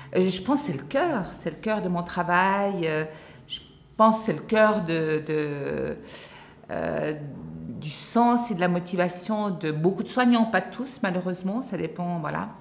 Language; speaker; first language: French; native; French